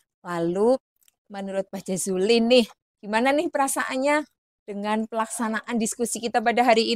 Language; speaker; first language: Indonesian; native; Indonesian